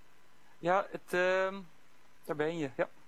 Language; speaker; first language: Dutch; native; Dutch